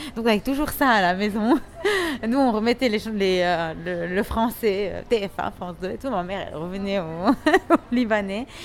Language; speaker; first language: French; non-native, local second language; Arabic